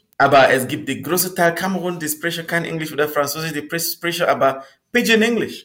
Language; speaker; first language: German; non-native, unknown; Northern Sotho